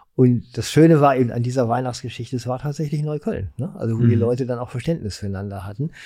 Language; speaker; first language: German; native; German